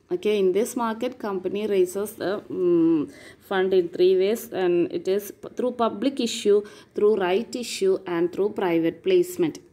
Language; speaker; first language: English; non-native, local second language; Malayalam